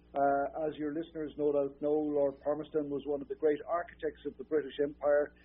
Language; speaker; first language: English; native; English